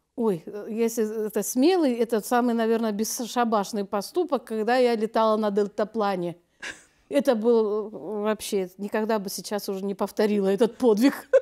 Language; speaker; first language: Russian; non-native, local second language; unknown